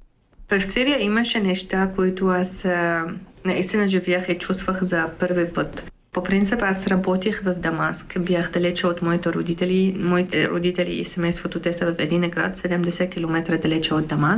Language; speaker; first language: Bulgarian; non-native, fluent; Arabic